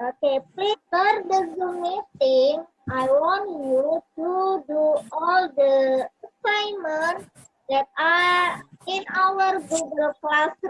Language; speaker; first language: English; non-native, learner; Indonesian